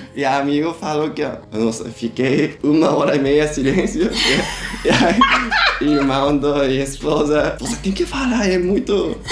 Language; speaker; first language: Portuguese; non-native, learner; Japanese